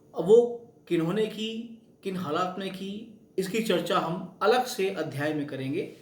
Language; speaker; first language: Hindi; native; Hindi